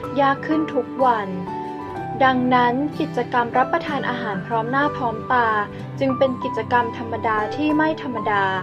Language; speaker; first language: Thai; native; Thai